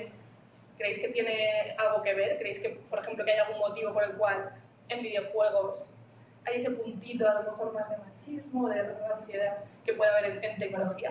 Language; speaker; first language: Spanish; native; Spanish